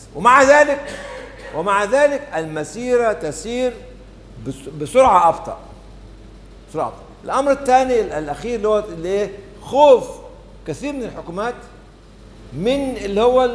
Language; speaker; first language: Arabic; native; Arabic